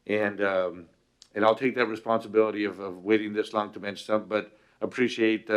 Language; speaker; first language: English; early bilingual, other home language; Spanish